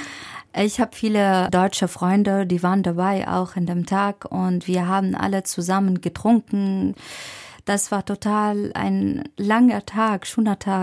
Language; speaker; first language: German; non-native, fluent; Arabic